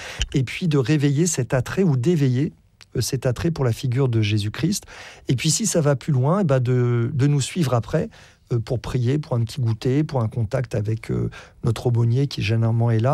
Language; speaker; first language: French; native; French